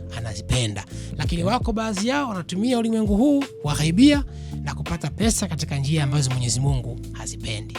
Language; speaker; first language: Swahili; native; Swahili